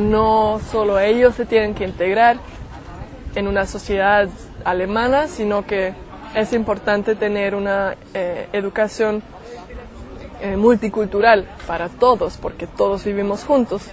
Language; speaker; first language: Spanish; non-native, fluent; German